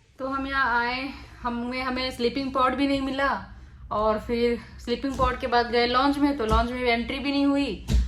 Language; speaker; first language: Hindi; native; Hindi